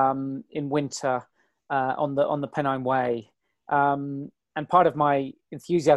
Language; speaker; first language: English; native; English